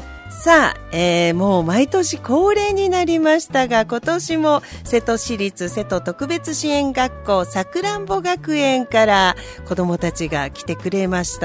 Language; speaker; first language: Japanese; native; Japanese